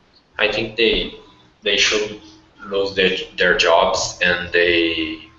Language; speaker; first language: English; non-native, learner; Portuguese